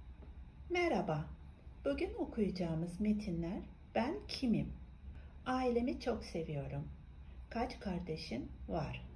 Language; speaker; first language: Turkish; non-native, fluent; Kazakh